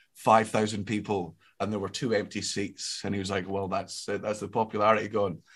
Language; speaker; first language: English; native; English